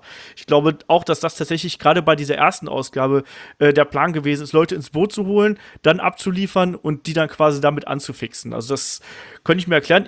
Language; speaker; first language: German; native; German